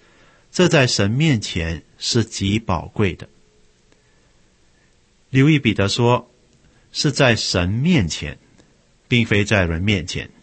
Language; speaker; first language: Chinese; native; Chinese